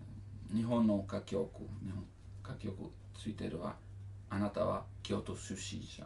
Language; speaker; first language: Japanese; non-native, learner; Italian